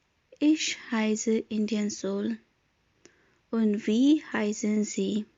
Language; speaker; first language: German; non-native, fluent; Hindi